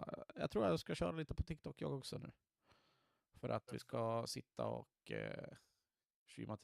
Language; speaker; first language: Swedish; native; Swedish